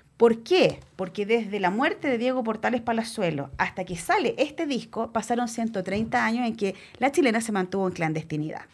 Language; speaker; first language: Spanish; native; Spanish